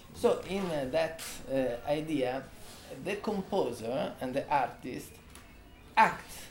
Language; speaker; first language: English; non-native, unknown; Italian